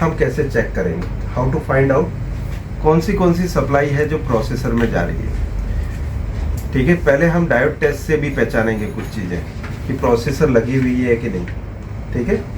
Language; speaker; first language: Hindi; non-native, local second language; Gujarati